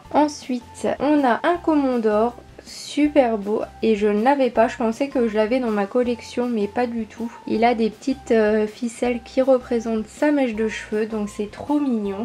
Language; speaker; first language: French; native; French